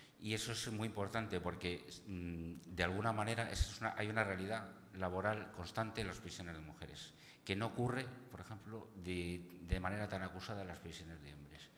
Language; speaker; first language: Spanish; native; Spanish